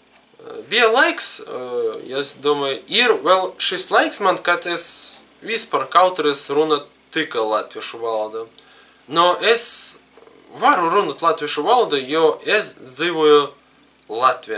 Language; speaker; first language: Latvian; non-native, learner; Russian